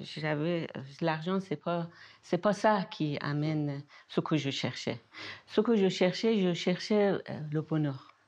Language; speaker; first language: French; non-native, fluent; Persian